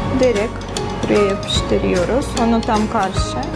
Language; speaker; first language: Turkish; non-native, fluent; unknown